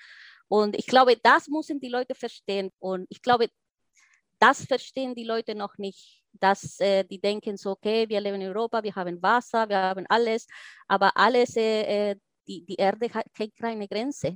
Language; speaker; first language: German; non-native, fluent; Spanish